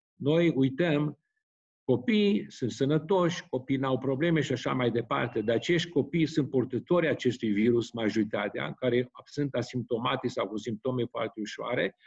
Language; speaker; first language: Romanian; native; Romanian